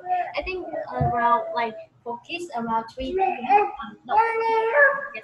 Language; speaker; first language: English; non-native, fluent; Vietnamese